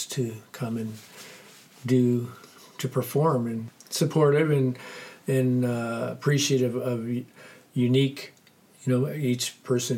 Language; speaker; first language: English; native; English